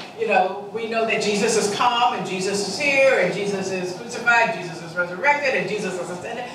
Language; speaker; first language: English; native; English